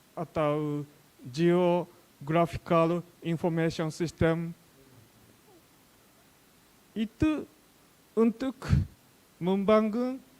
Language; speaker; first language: Indonesian; non-native, learner; Japanese